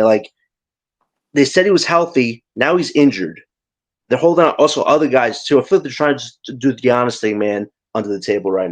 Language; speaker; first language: English; native; English